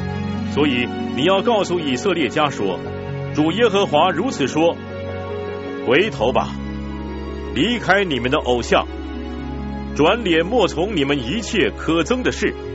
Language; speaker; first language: Chinese; native; Chinese